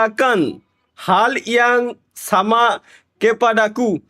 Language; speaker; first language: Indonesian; non-native, learner; Bangla